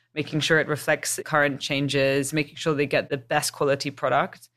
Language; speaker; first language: English; native; English